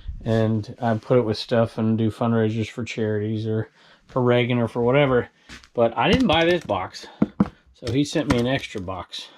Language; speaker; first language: English; native; English